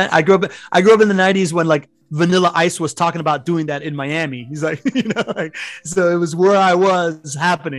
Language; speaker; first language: English; early bilingual, other home language; Spanish